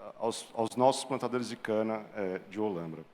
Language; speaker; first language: Portuguese; native; Portuguese